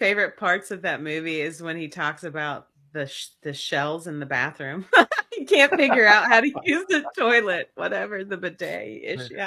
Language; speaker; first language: English; native; English